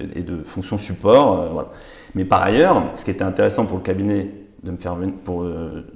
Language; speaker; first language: French; native; French